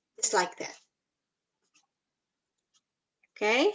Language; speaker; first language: English; non-native, fluent; Indonesian